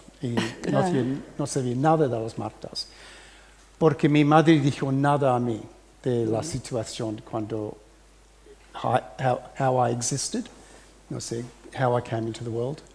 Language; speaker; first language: Spanish; early bilingual, heritage; English